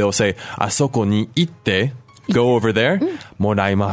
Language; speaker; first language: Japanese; non-native, fluent; English